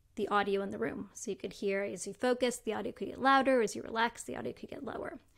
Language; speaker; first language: English; native; English